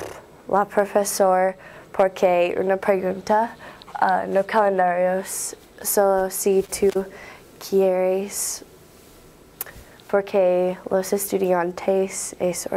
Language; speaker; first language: Spanish; non-native, learner; English